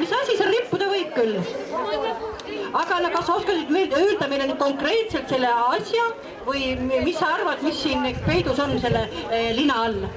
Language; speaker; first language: Estonian; native; Estonian